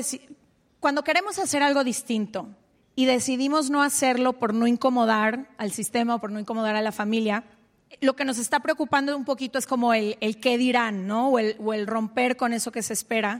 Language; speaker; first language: Spanish; native; Spanish